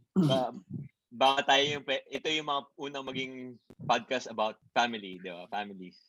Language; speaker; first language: Filipino; non-native, local second language; Bikol